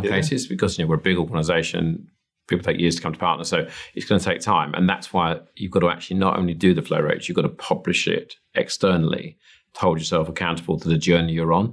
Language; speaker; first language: English; native; English